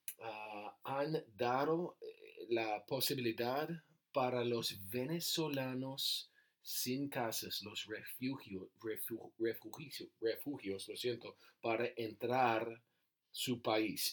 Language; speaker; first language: Spanish; non-native, learner; English